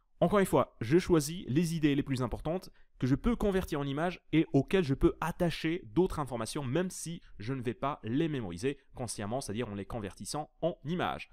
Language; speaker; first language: French; native; French